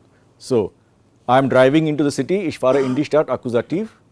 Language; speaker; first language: German; non-native, fluent; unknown